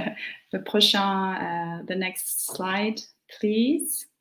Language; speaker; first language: English; non-native, fluent; Portuguese